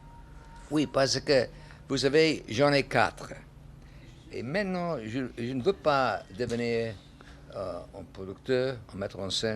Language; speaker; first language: French; non-native, learner; English